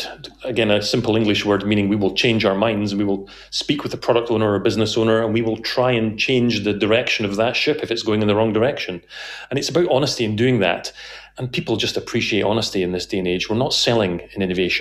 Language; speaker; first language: English; native; English